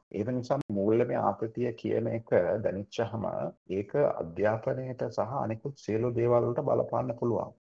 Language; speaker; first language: Sinhala; native; Sinhala